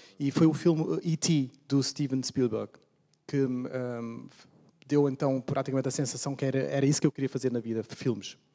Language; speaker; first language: Portuguese; early bilingual, heritage; Portuguese